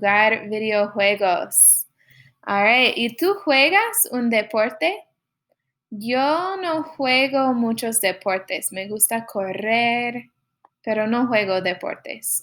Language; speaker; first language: Spanish; non-native, fluent; English